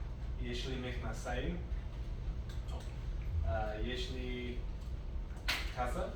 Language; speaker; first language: Hebrew; non-native, learner; English